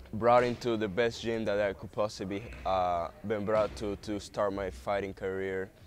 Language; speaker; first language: English; early bilingual, other home language; Spanish